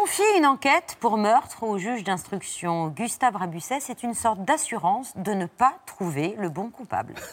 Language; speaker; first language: French; native; French